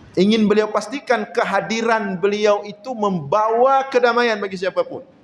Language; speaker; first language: Malay; non-native, local second language; Achinese